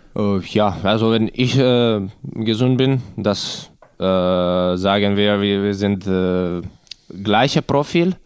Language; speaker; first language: German; non-native, learner; Croatian